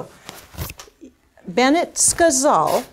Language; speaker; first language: Russian; non-native, fluent; English